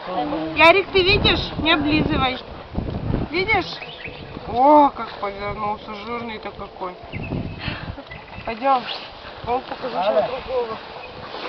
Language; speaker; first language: Russian; native; Russian